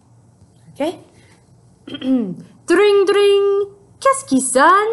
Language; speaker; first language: French; non-native, fluent; English